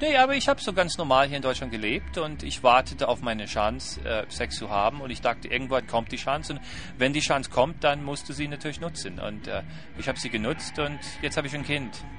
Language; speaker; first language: German; non-native, fluent; English